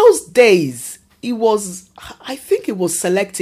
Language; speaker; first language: English; non-native, local second language; Yoruba